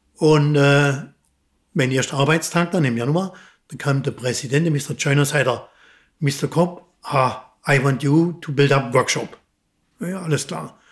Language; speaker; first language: German; native; German